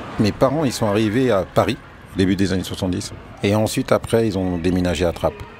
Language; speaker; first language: French; early bilingual, other home language; Wolof